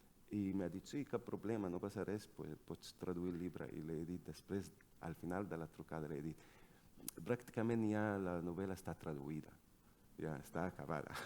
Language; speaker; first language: Catalan; non-native, fluent; Arabic